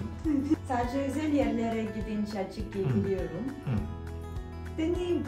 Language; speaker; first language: Turkish; non-native, fluent; Russian